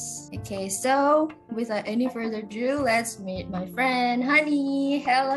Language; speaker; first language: English; non-native, fluent; Indonesian